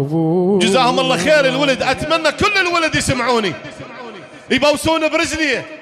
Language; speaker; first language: Arabic; native; Arabic